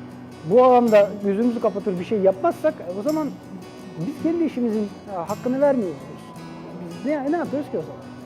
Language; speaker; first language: Turkish; native; Turkish